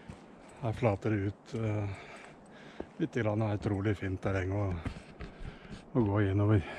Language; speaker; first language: Norwegian; native; Norwegian